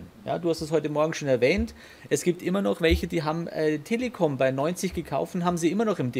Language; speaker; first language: German; native; German